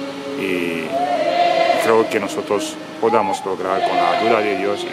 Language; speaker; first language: Spanish; non-native, fluent; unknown